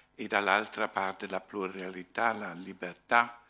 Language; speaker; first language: Italian; non-native, fluent; German